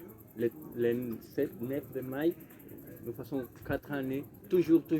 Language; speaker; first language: French; non-native, learner; Spanish